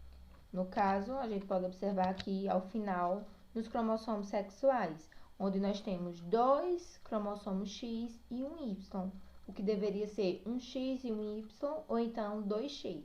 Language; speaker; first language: Portuguese; native; Portuguese